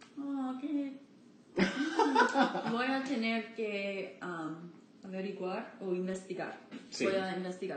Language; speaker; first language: Spanish; non-native, learner; English